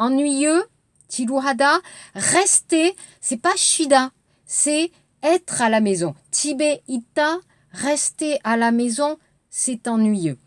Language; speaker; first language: French; native; French